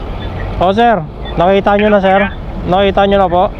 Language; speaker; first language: Filipino; native; Filipino